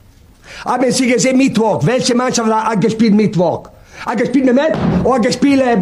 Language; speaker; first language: German; non-native, learner; Italian